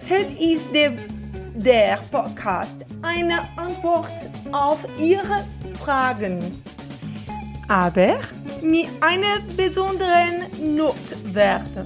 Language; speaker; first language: German; non-native, learner; Portuguese